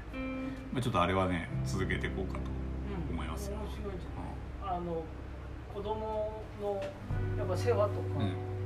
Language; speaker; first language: Japanese; non-native, fluent; Korean